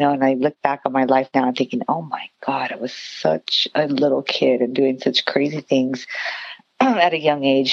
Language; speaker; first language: English; native; English